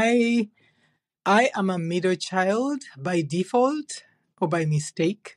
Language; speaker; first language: English; non-native, local second language; Ganda